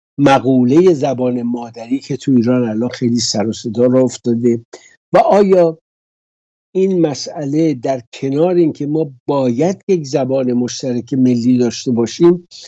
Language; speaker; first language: Persian; native; Persian